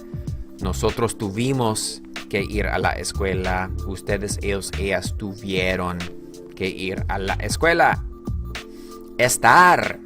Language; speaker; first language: Spanish; non-native, fluent; English